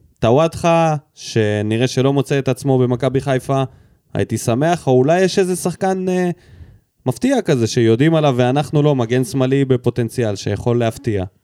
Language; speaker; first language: Hebrew; native; Hebrew